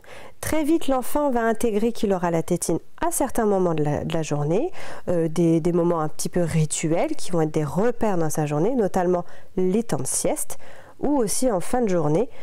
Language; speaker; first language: French; native; French